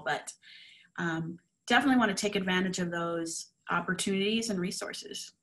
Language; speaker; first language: English; native; English